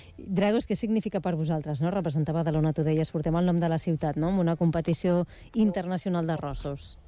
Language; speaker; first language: Catalan; native; Catalan